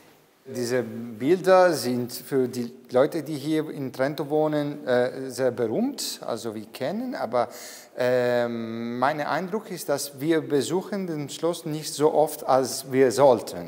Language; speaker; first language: German; non-native, fluent; Italian